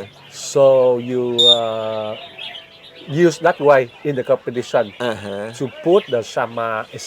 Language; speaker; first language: English; non-native, learner; Vietnamese